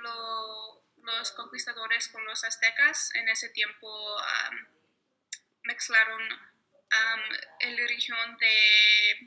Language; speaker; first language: Spanish; early bilingual, heritage; Spanish